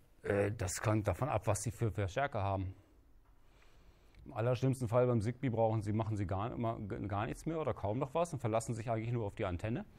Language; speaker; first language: German; native; German